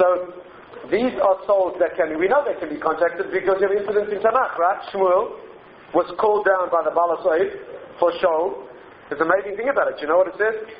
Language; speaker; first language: English; native; English